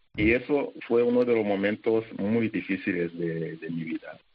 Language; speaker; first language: Spanish; non-native, fluent; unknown